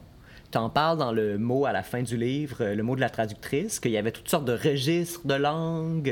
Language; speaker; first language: French; native; French